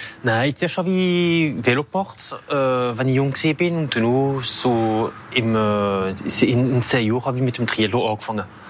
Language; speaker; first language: German; non-native, local second language; French